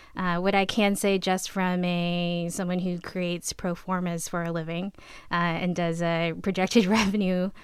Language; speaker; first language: English; native; English